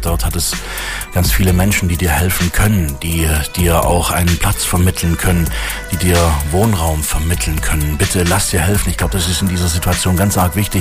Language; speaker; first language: German; native; German